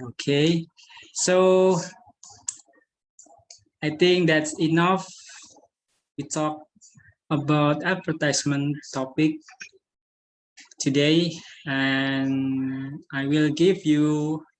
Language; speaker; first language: English; non-native, learner; Indonesian